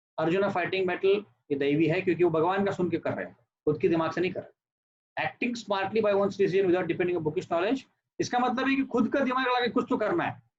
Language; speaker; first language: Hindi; non-native, local second language; Marathi